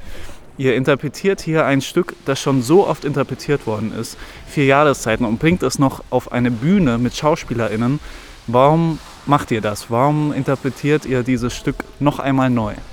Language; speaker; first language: German; native; German